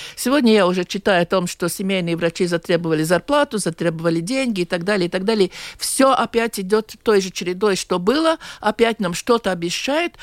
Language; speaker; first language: Russian; non-native, local second language; Latvian